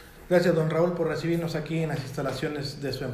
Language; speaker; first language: Spanish; native; Spanish